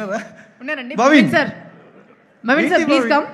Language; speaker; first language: Telugu; native; Telugu